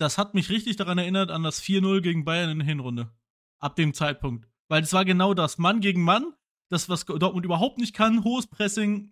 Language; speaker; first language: German; native; German